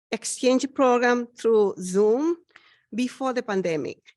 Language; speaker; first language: English; non-native, learner; Spanish